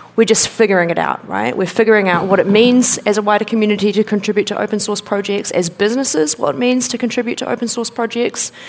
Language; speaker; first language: English; native; English